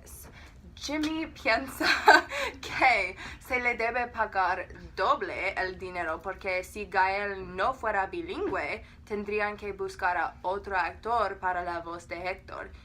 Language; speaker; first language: Spanish; non-native, learner; English